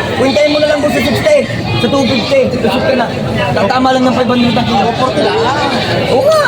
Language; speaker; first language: Filipino; native; Filipino